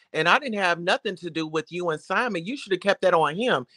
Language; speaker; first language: English; native; English